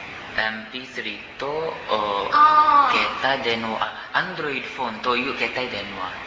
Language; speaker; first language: Japanese; non-native, learner; Cebuano